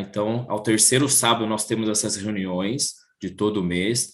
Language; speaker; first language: Portuguese; native; Portuguese